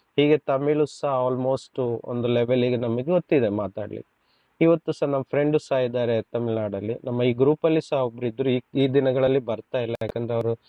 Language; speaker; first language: Kannada; non-native, local second language; Konkani